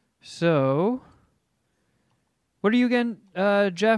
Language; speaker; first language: English; native; English